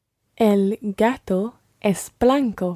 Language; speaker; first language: Spanish; non-native, learner; English